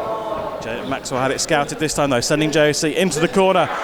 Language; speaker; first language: English; native; English